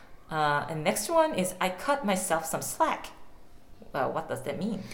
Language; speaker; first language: English; non-native, fluent; Korean